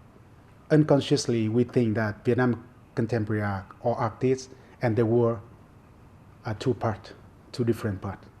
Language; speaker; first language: English; non-native, fluent; Vietnamese